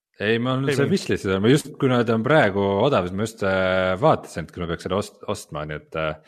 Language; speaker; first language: Estonian; native; Estonian